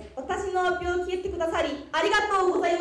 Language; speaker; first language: Japanese; non-native, fluent; Korean